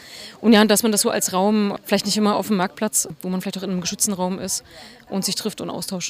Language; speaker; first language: German; native; German